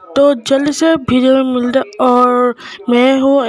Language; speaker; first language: Hindi; non-native, local second language; Assamese